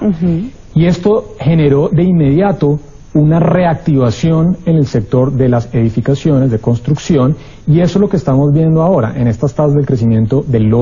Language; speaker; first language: Spanish; native; Spanish